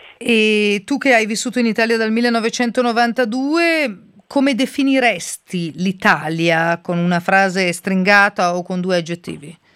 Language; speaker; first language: Italian; native; Italian